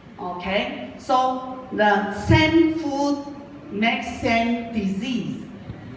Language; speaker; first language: English; non-native, learner; Japanese